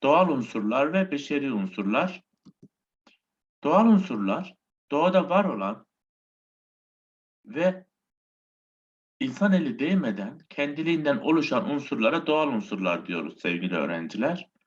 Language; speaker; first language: Turkish; native; Turkish